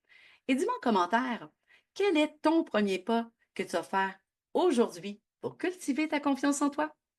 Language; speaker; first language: French; native; French